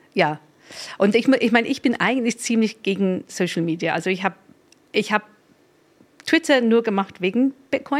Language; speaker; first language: German; non-native, fluent; English